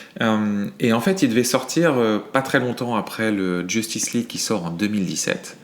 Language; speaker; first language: French; native; French